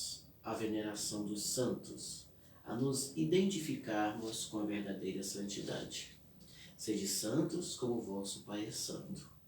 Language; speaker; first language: Portuguese; native; Portuguese